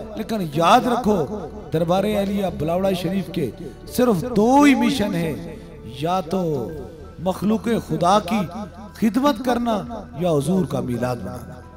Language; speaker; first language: Urdu; non-native, local second language; Punjabi